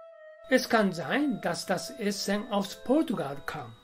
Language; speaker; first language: German; non-native, fluent; Japanese